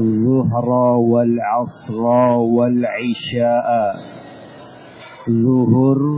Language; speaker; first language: Arabic; non-native, fluent; Indonesian